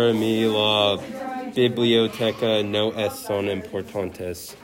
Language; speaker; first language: Spanish; non-native, learner; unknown